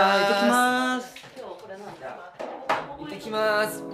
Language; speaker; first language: Japanese; non-native, learner; Korean